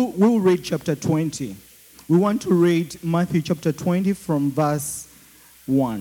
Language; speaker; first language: English; non-native, local second language; Ganda